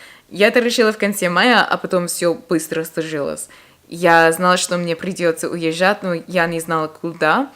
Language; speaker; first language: Russian; non-native, fluent; English